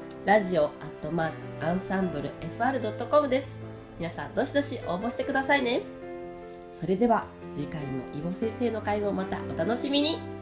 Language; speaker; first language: Japanese; native; Japanese